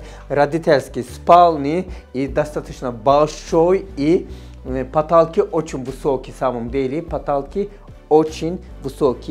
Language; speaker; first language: Russian; non-native, fluent; Turkish